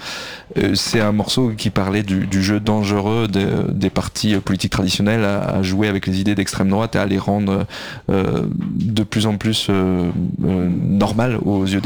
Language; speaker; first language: French; native; French